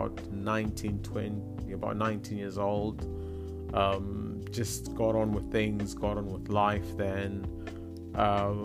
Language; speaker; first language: English; non-native, local second language; Shona